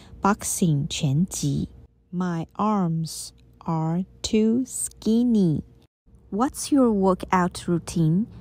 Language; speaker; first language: English; non-native, fluent; Chinese